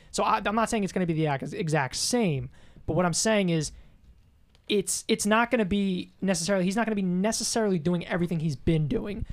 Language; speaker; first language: English; native; English